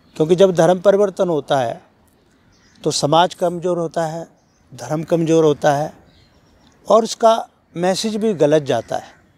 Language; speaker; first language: Hindi; native; Hindi